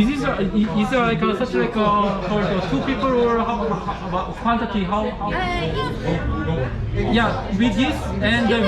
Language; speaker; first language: English; non-native, learner; Korean